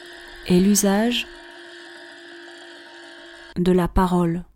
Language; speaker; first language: French; native; French